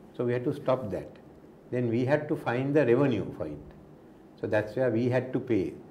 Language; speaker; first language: English; non-native, local second language; Sinhala